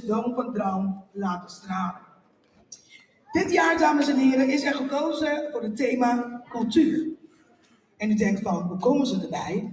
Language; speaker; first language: Dutch; non-native, local second language; Papiamento